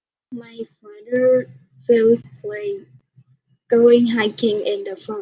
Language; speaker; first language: English; non-native, learner; Vietnamese